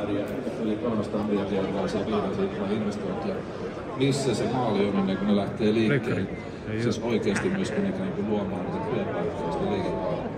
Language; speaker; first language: Finnish; native; Finnish